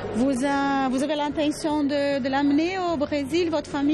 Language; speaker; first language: French; non-native, fluent; Portuguese